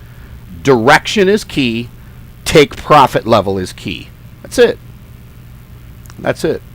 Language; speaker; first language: English; native; English